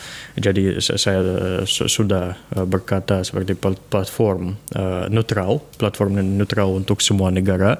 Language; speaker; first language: Indonesian; non-native, fluent; Russian